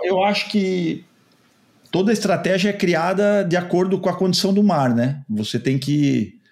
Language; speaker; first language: Portuguese; native; Portuguese